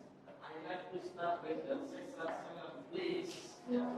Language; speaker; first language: English; non-native, learner; Indonesian